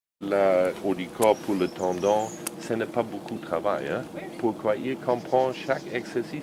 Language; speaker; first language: French; non-native, learner; German